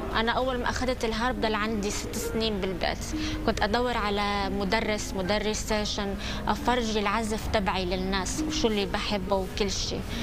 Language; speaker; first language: Arabic; native; Arabic